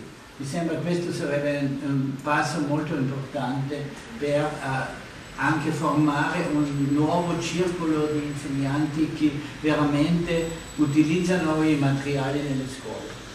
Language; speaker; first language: Italian; non-native, fluent; German